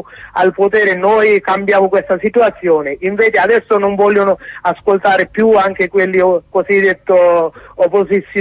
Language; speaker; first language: Italian; non-native, learner; Sinhala